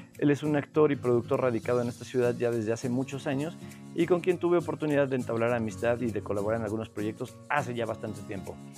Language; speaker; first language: Spanish; native; Spanish